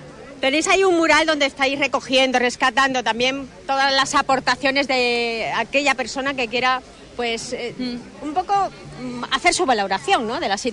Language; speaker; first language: Spanish; native; Spanish